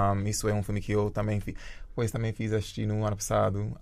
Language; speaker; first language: Portuguese; early bilingual, other home language; Jamaican Creole English